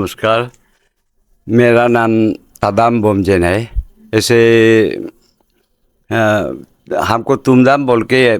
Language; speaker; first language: Hindi; non-native, local second language; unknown